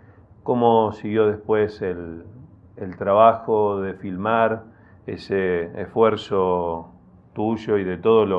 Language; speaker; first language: Spanish; native; Spanish